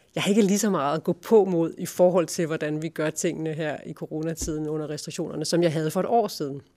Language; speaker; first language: Danish; native; Danish